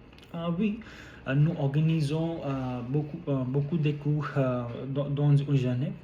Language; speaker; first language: French; non-native, learner; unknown